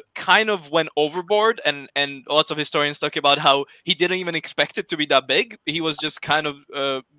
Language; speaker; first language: English; non-native, fluent; Slovak